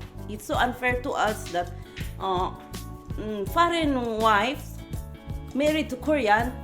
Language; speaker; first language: English; non-native, local second language; Filipino